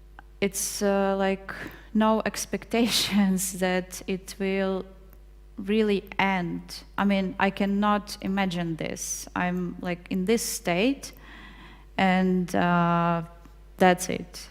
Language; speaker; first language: English; non-native, fluent; Ukrainian